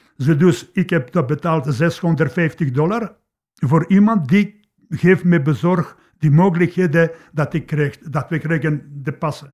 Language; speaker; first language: Dutch; non-native, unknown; Polish